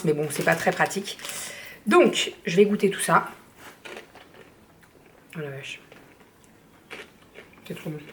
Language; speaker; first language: French; native; French